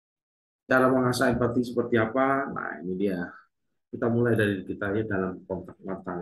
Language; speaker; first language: Indonesian; native; Indonesian